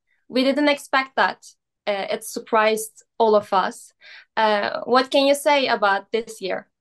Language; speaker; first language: English; non-native, learner; Turkish